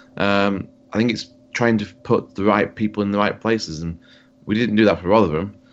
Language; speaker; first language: English; native; English